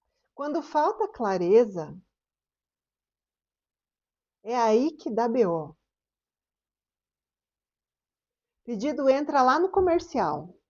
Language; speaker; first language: Portuguese; native; Portuguese